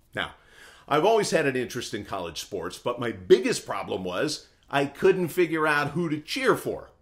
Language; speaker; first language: English; native; English